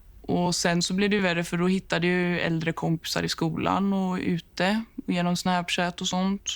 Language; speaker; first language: Swedish; native; Swedish